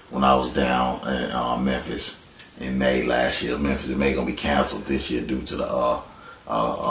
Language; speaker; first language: English; native; English